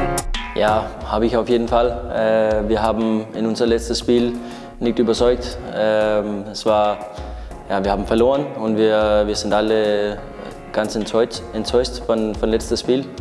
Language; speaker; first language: German; non-native, learner; Danish